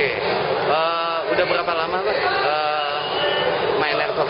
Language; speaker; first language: Indonesian; native; Indonesian